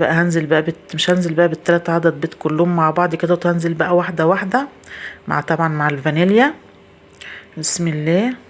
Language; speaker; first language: Arabic; native; Arabic